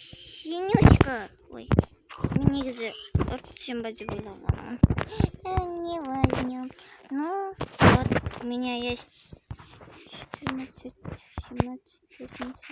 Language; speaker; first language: Russian; non-native, local second language; Kazakh